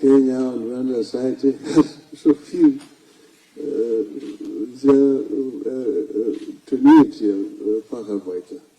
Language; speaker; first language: German; non-native, fluent; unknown